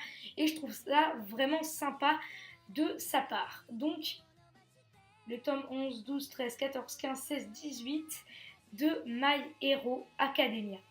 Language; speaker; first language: French; native; French